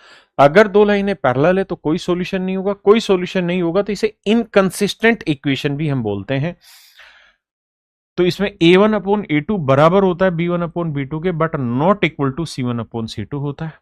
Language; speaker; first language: Hindi; native; Hindi